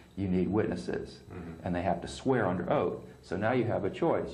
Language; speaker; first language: English; native; English